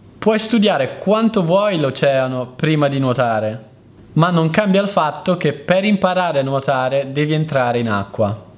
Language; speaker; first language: Italian; native; Italian